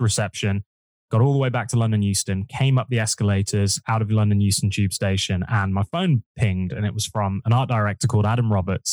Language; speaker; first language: English; native; English